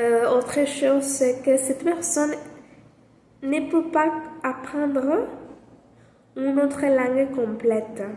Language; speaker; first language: French; non-native, learner; Spanish